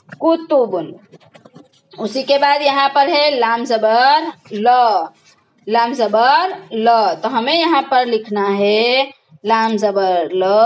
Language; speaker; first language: Hindi; non-native, local second language; Gujarati